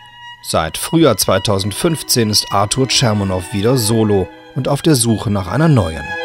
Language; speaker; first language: German; native; German